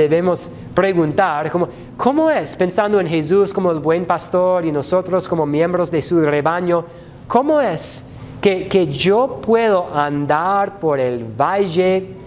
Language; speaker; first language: Spanish; non-native, fluent; English